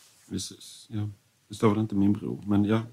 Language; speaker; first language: Swedish; native; Swedish